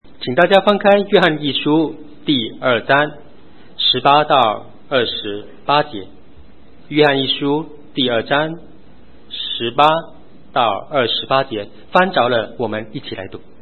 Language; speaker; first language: Chinese; native; Chinese